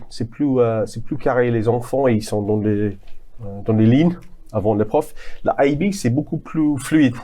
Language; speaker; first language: French; non-native, fluent; English